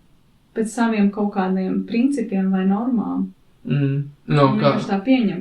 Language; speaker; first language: Latvian; native; Latvian